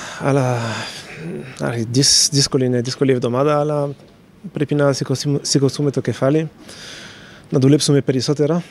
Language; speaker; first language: Greek; non-native, fluent; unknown